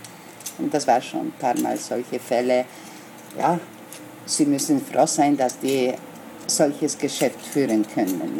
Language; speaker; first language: German; non-native, learner; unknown